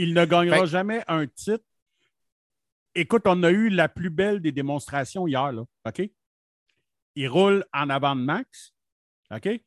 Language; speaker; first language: French; native; French